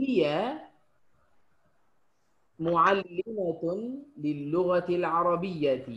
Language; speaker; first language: Arabic; non-native, fluent; Indonesian